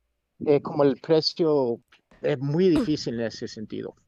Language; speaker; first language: Spanish; non-native, fluent; English